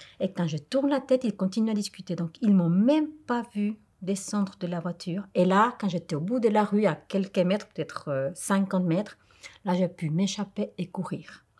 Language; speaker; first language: French; non-native, fluent; Spanish